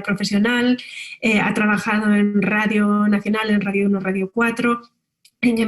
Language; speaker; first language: Spanish; native; Spanish